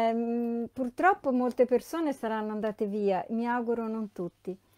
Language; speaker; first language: Italian; native; Italian